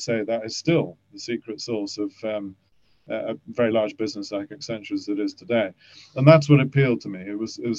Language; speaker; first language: English; native; English